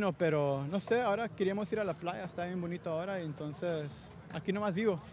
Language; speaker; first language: Spanish; early bilingual, heritage; Spanish